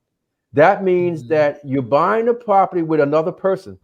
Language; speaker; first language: English; native; English